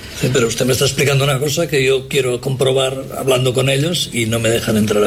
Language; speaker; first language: Spanish; native; Spanish